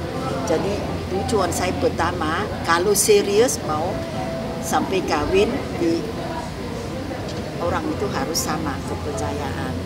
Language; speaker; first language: Indonesian; non-native, fluent; Vietnamese